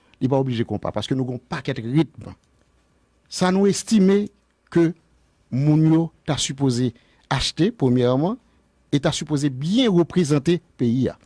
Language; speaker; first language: French; non-native, local second language; Haitian Creole